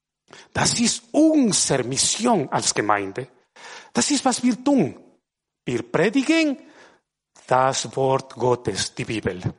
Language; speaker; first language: German; non-native, fluent; Spanish